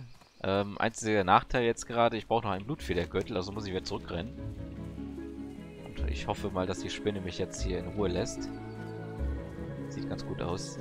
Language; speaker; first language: German; native; German